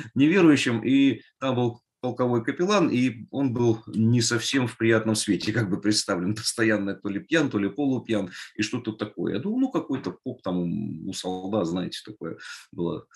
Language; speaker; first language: Russian; native; Russian